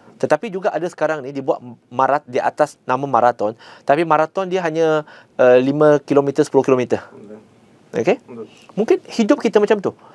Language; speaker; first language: Malay; non-native, local second language; Chinese